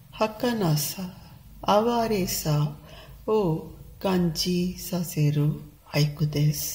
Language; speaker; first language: Japanese; non-native, fluent; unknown